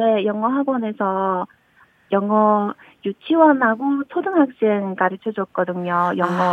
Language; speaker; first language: Korean; non-native, learner; Chinese